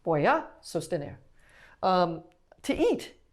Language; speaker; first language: Spanish; non-native, learner; English